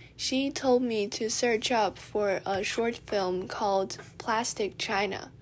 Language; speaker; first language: English; non-native, fluent; Chinese